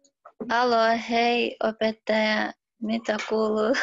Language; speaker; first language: Finnish; non-native, learner; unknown